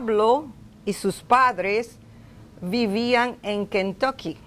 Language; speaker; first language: Spanish; non-native, fluent; English